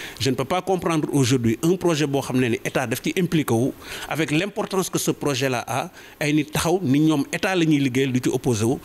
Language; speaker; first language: French; non-native, local second language; Wolof